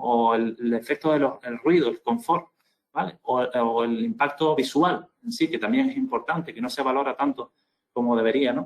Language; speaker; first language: Spanish; native; Spanish